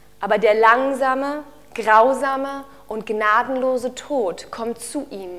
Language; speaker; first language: German; native; German